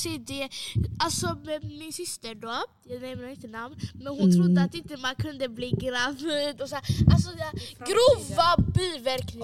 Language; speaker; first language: Swedish; early bilingual, other home language; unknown